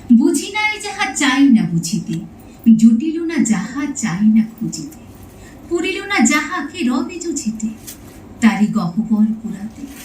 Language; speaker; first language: Bangla; non-native, local second language; Santali